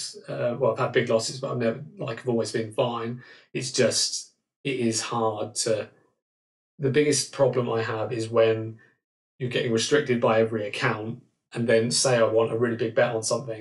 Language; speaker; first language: English; native; English